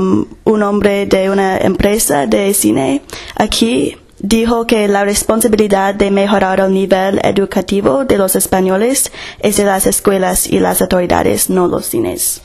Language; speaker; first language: Spanish; non-native, fluent; English